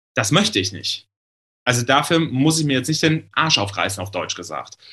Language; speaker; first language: German; native; German